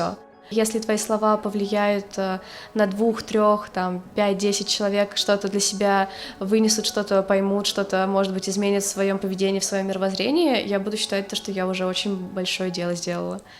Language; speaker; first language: Russian; native; Russian